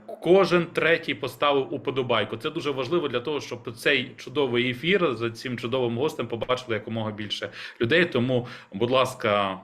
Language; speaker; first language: Ukrainian; native; Ukrainian